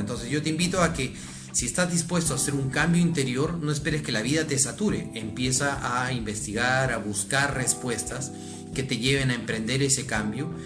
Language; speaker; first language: Spanish; native; Spanish